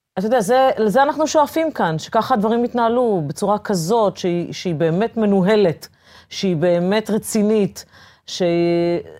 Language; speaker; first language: Hebrew; early bilingual, other home language; Portuguese